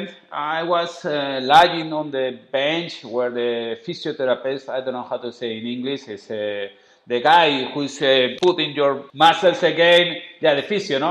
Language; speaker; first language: English; non-native, fluent; Spanish